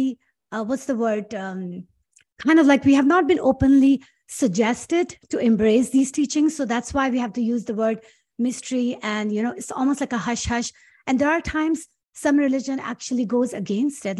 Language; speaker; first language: English; non-native, local second language; Urdu